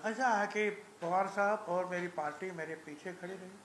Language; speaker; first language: Hindi; non-native, local second language; Marathi